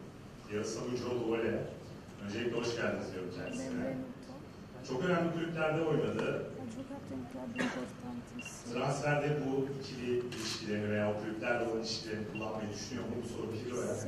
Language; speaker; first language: Turkish; native; Turkish